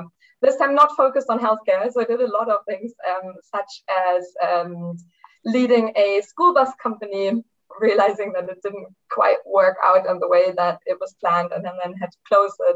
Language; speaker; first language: English; non-native, fluent; German